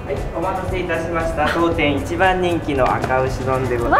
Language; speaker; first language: Japanese; native; Japanese